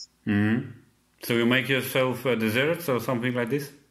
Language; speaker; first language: English; non-native, fluent; Polish